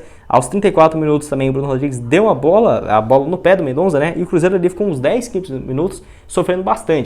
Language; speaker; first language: Portuguese; native; Portuguese